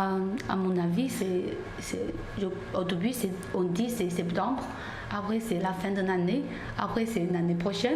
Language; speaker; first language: French; non-native, learner; Chinese